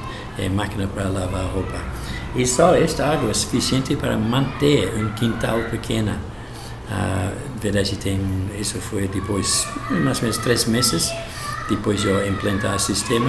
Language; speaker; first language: Portuguese; non-native, fluent; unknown